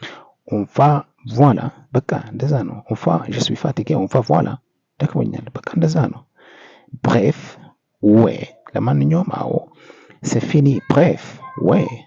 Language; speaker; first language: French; non-native, fluent; Amharic